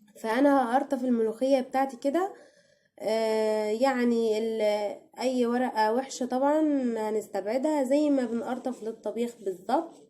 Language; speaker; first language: Egyptian Arabic; native; Egyptian Arabic